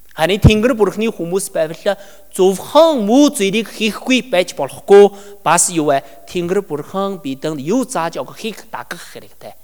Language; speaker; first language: Mongolian; non-native, learner; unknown